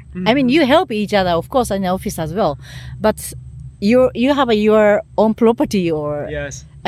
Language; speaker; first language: English; non-native, learner; Japanese